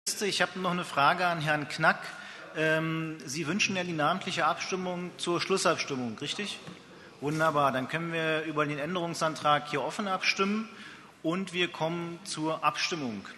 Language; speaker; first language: German; native; German